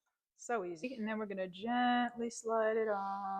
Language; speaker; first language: English; native; English